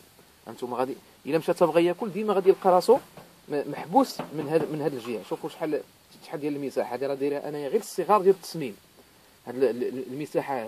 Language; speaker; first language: Arabic; native; Arabic